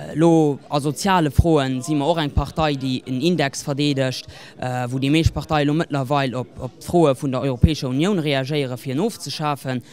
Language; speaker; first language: Luxembourgish; native; Luxembourgish